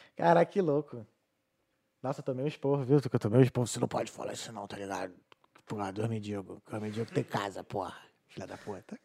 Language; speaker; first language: Portuguese; native; Portuguese